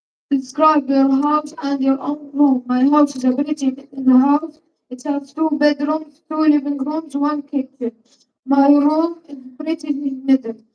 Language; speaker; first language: English; non-native, learner; Arabic